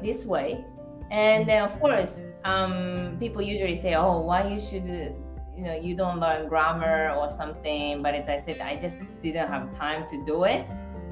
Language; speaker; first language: English; non-native, fluent; Japanese